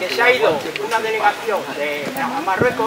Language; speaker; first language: Spanish; native; Spanish